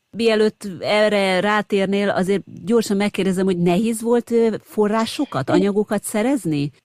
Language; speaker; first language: Hungarian; native; Hungarian